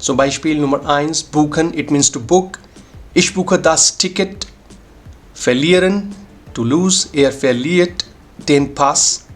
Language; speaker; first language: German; non-native, fluent; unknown